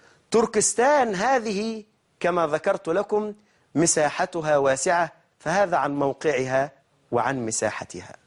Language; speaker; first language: Arabic; native; Arabic